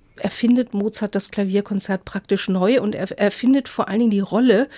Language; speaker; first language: German; native; German